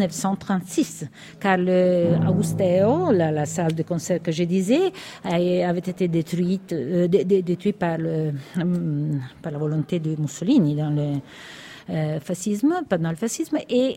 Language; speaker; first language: French; non-native, fluent; Italian